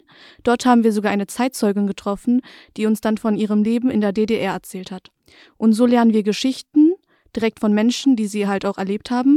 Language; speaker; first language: German; native; German